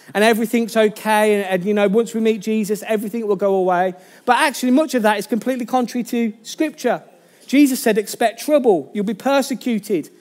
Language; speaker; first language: English; native; English